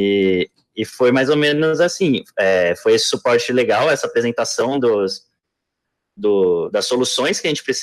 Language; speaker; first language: Portuguese; native; Portuguese